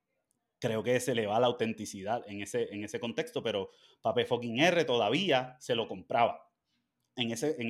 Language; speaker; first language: Spanish; native; Spanish